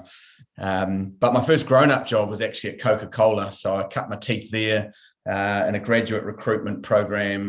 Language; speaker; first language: English; native; English